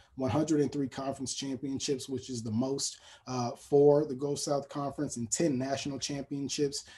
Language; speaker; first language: English; native; English